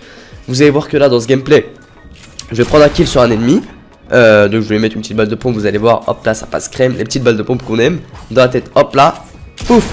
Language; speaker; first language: French; native; French